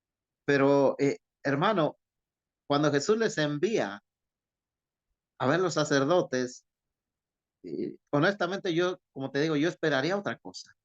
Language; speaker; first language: Spanish; native; Spanish